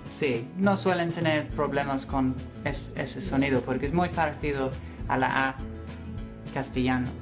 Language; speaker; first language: Spanish; non-native, fluent; English